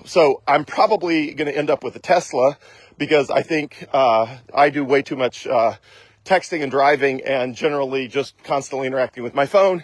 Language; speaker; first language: English; native; English